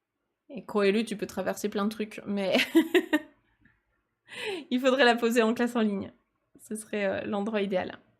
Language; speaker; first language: French; native; French